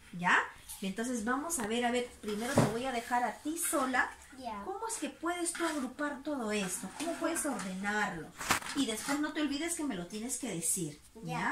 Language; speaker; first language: Spanish; native; Spanish